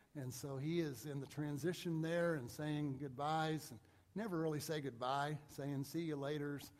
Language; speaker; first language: English; native; English